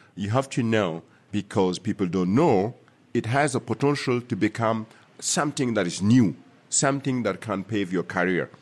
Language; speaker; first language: English; non-native, fluent; Mossi